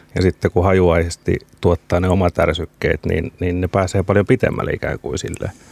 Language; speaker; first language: Finnish; native; Finnish